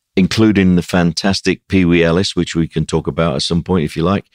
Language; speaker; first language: English; native; English